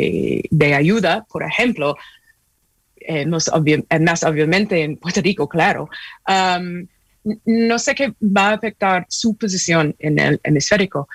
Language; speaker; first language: Spanish; non-native, fluent; English